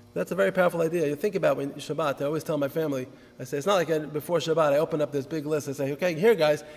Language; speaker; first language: English; native; English